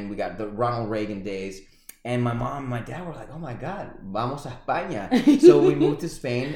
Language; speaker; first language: English; early bilingual, other home language; Spanish